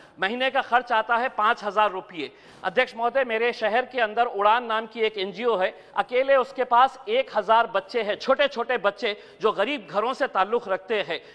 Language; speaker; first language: Hindi; non-native, local second language; Urdu